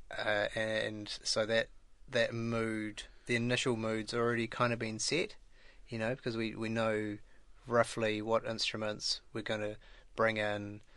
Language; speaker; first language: English; native; English